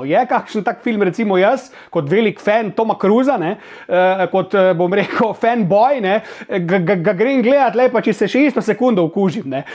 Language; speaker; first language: Slovenian; native; Slovenian